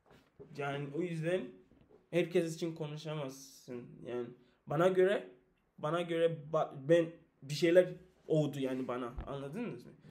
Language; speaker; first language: Turkish; non-native, learner; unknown